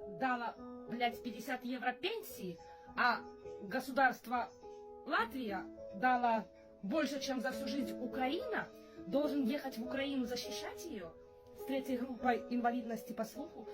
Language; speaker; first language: Ukrainian; non-native, learner; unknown